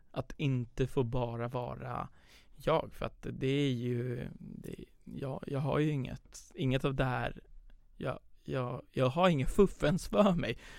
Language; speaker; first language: Swedish; early bilingual, other home language; Persian